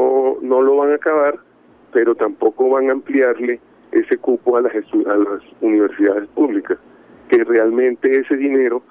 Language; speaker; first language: Spanish; native; Spanish